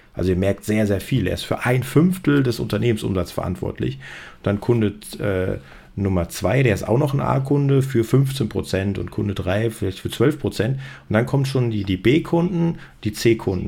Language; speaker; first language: German; native; German